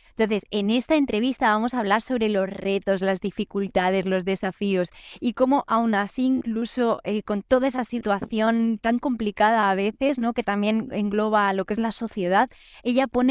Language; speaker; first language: Spanish; native; Spanish